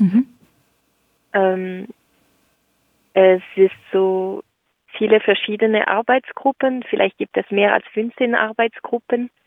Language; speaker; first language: German; non-native, local second language; French